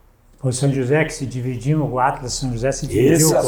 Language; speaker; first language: Portuguese; native; Portuguese